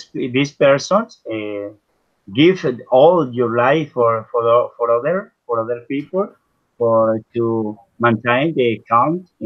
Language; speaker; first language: English; non-native, learner; Spanish